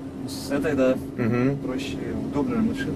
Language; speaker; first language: Russian; native; Russian